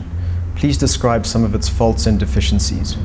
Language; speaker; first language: English; native; English